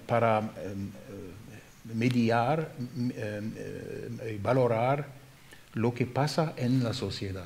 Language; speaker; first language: Spanish; non-native, fluent; German